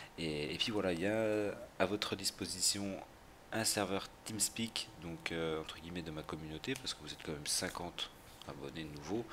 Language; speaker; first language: French; native; French